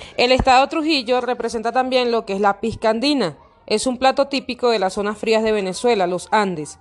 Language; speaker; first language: Spanish; native; Spanish